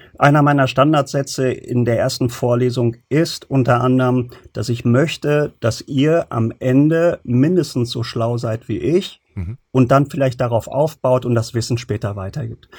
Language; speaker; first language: German; early bilingual, other home language; Turkish